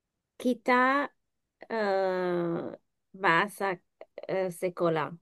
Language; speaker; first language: Indonesian; non-native, learner; English